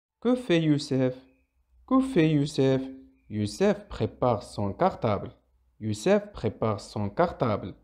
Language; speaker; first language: French; non-native, local second language; Arabic